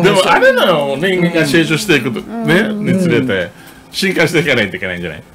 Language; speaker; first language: Japanese; non-native, fluent; English